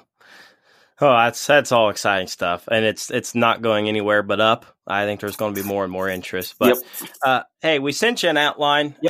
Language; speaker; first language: English; native; English